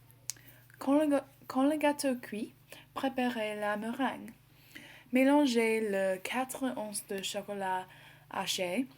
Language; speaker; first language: French; non-native, learner; English